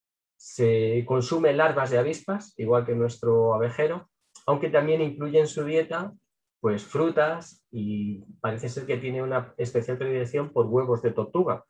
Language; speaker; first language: Spanish; native; Spanish